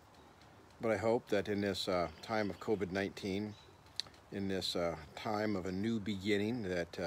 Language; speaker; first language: English; native; English